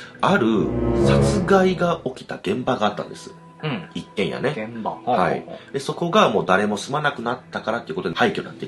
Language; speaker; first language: Japanese; native; Japanese